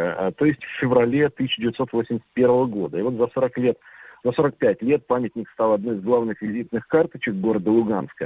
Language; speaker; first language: Russian; native; Russian